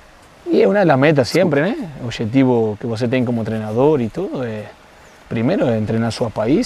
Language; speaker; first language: Portuguese; non-native, fluent; Spanish